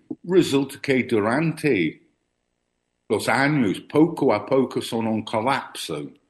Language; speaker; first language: Spanish; non-native, learner; English